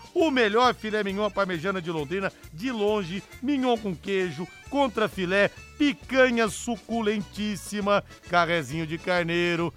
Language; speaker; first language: Portuguese; native; Portuguese